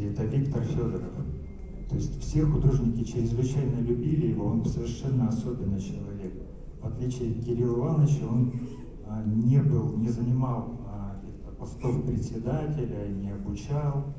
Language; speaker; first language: Russian; native; Russian